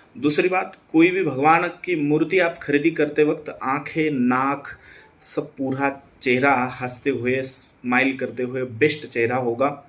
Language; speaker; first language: Hindi; non-native, local second language; Marathi